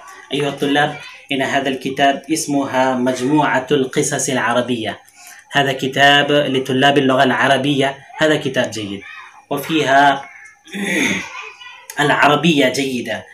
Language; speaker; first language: Arabic; non-native, fluent; Urdu